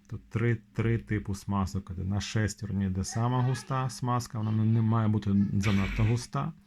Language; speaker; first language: Ukrainian; non-native, local second language; Russian